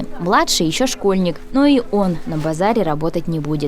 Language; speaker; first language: Russian; native; Russian